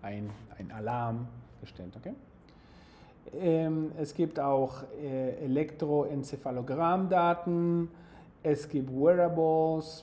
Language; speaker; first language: German; non-native, fluent; Spanish